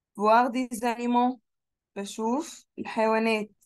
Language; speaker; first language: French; non-native, fluent; Arabic